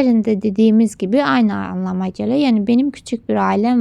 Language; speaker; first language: Turkish; non-native, local second language; Azerbaijani